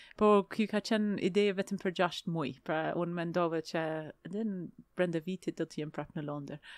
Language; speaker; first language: Albanian; non-native, fluent; English